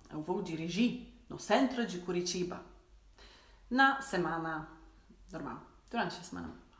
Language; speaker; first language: Portuguese; non-native, fluent; Polish